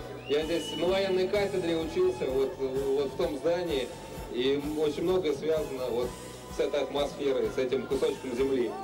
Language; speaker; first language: Russian; native; Russian